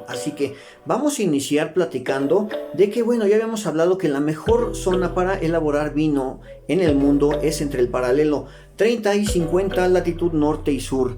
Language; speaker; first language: Spanish; native; Spanish